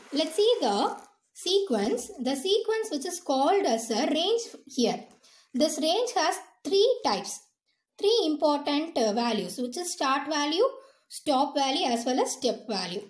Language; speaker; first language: English; non-native, local second language; Tamil